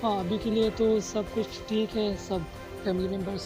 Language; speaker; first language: Hindi; non-native, fluent; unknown